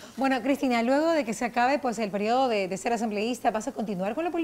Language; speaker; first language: Spanish; native; Spanish